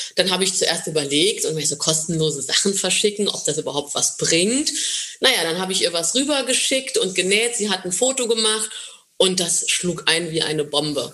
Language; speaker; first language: German; non-native, fluent; Portuguese